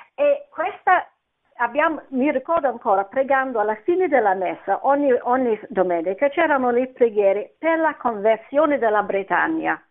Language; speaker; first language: Italian; non-native, fluent; English